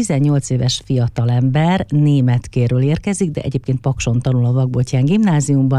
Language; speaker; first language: Hungarian; native; Hungarian